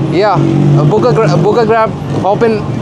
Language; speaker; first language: English; non-native, local second language; Telugu